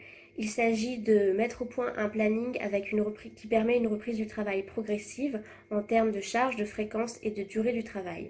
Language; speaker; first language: French; native; French